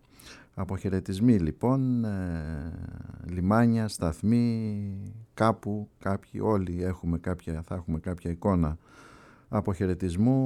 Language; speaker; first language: Greek; native; Greek